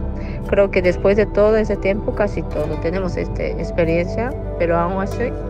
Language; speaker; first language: Spanish; non-native, fluent; Japanese